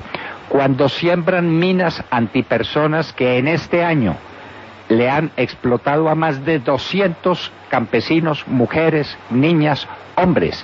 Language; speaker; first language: Spanish; native; Spanish